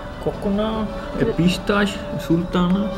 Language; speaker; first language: English; non-native, learner; Italian